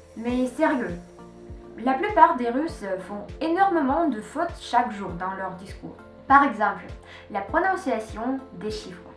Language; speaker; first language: French; non-native, learner; Russian